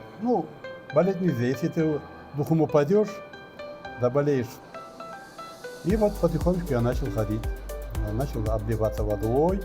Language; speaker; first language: Russian; non-native, local second language; Tatar